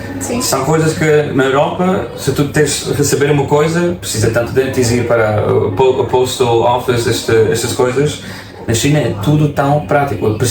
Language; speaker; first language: Portuguese; non-native, fluent; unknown